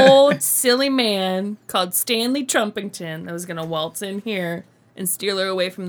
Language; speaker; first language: English; native; English